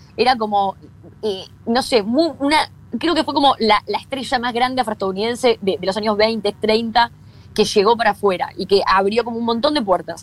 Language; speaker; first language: Spanish; native; Spanish